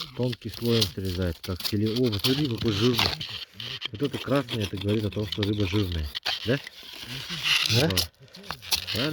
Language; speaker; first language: Russian; native; Russian